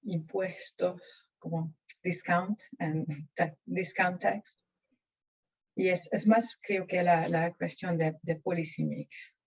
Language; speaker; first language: Spanish; non-native, fluent; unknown